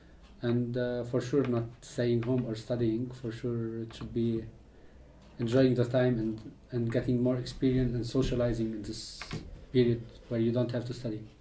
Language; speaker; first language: English; non-native, fluent; Arabic